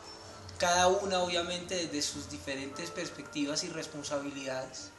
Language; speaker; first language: Spanish; native; Spanish